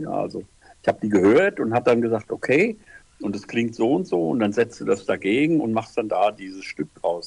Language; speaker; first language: German; native; German